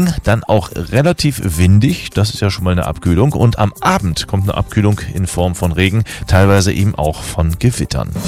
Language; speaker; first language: German; native; German